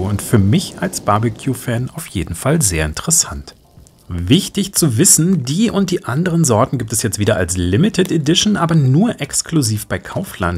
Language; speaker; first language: German; native; German